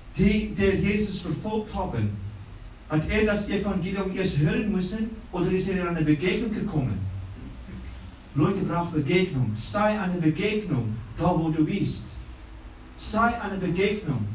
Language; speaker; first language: German; non-native, fluent; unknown